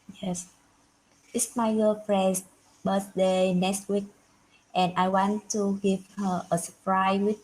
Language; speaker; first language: English; non-native, learner; Vietnamese